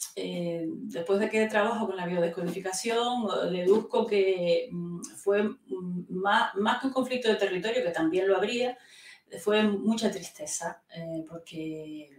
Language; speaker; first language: Spanish; native; Spanish